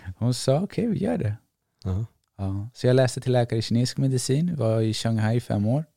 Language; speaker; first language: Swedish; early bilingual, other home language; Greek